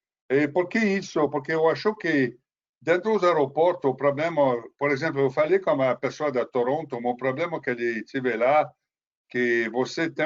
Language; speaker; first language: Portuguese; non-native, fluent; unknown